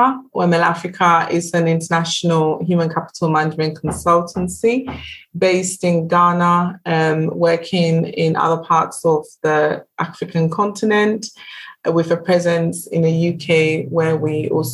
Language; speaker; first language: English; native; English